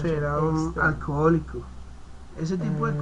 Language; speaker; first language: Spanish; native; Spanish